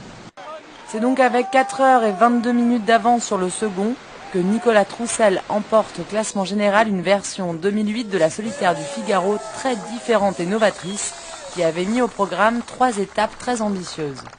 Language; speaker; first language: French; native; French